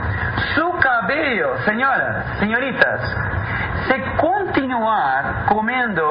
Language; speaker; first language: Spanish; non-native, fluent; Portuguese